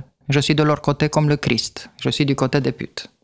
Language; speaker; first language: French; native; French